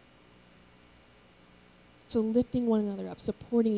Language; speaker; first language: English; native; English